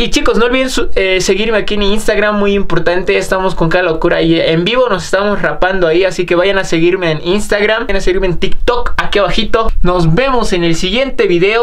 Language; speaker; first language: Spanish; native; Spanish